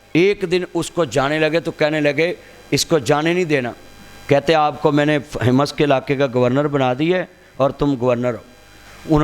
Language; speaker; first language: Urdu; non-native, local second language; Punjabi